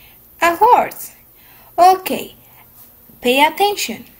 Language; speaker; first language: English; non-native, fluent; Spanish